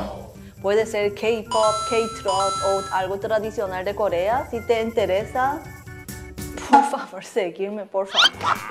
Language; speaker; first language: Spanish; non-native, learner; Korean